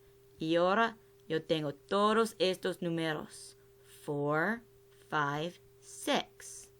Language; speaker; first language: Spanish; non-native, learner; English